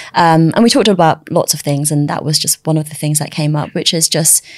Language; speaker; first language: English; early bilingual, other home language; Chinese